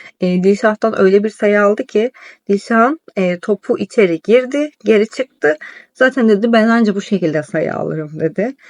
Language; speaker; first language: Turkish; native; Turkish